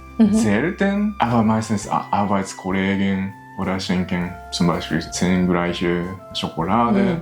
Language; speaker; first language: German; non-native, learner; Japanese